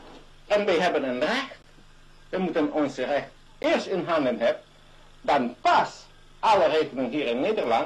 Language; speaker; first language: Dutch; non-native, local second language; Malay